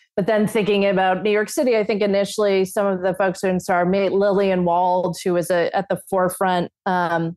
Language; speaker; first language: English; native; English